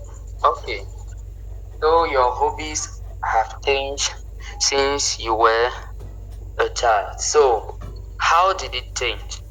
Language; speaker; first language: English; non-native, local second language; French